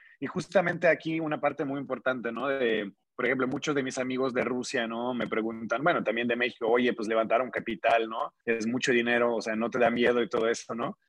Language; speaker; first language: Spanish; non-native, fluent; Russian